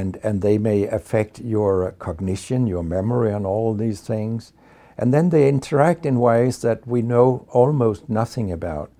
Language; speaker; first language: English; non-native, fluent; Danish